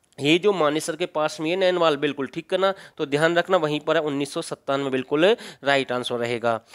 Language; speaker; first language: Hindi; native; Hindi